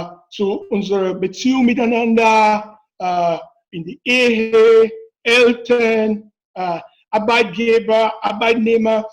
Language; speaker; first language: German; non-native, fluent; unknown